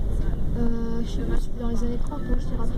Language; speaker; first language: French; native; French